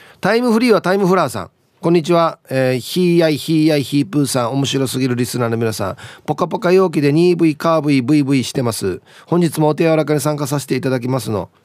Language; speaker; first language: Japanese; native; Japanese